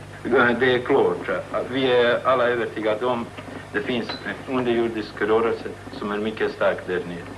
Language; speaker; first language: Swedish; non-native, fluent; Croatian